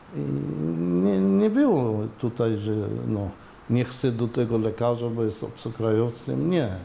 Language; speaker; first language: Polish; non-native, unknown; Arabic